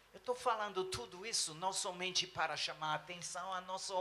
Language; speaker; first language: Portuguese; non-native, fluent; English